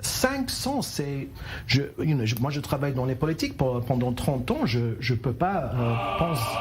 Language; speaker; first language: French; non-native, learner; English